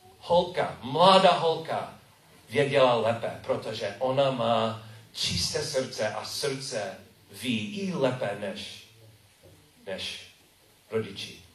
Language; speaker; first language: Czech; non-native, learner; English